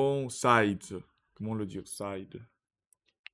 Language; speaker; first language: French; non-native, learner; Russian